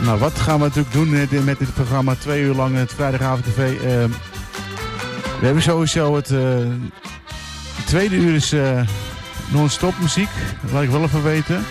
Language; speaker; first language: Dutch; native; Dutch